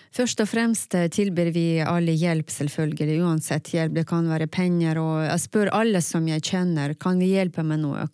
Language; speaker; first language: Norwegian; non-native, fluent; Russian